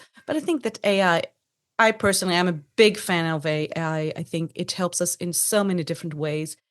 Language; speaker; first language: English; non-native, fluent; Hebrew